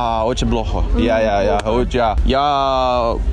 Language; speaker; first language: Russian; non-native, learner; Estonian